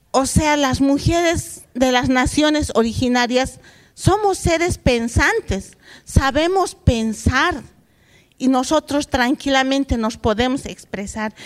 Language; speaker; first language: Spanish; non-native, local second language; Aymara